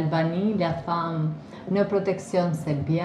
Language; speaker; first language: French; non-native, learner; Albanian